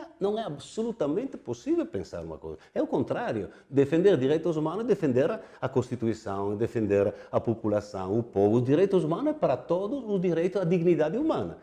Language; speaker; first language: Portuguese; non-native, fluent; Italian